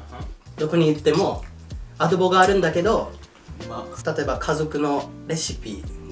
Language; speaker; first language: Japanese; non-native, fluent; Filipino